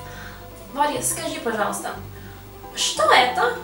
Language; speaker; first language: Russian; non-native, learner; English